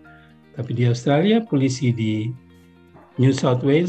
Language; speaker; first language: Indonesian; non-native, local second language; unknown